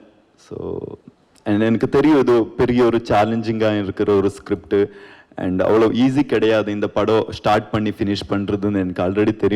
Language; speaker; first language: Tamil; non-native, learner; Kannada